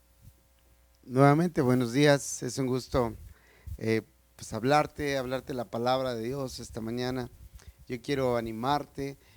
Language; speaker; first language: Spanish; native; Spanish